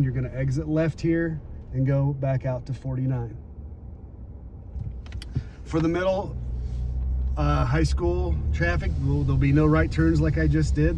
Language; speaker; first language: English; native; English